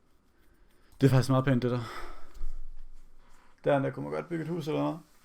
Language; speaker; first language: Danish; native; Danish